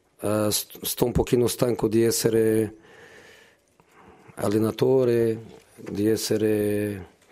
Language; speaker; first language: Italian; non-native, fluent; Portuguese